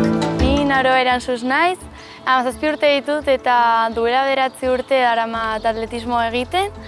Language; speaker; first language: Basque; non-native, local second language; Spanish